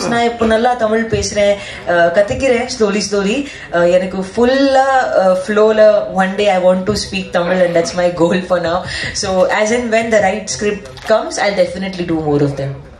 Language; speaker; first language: Tamil; non-native, learner; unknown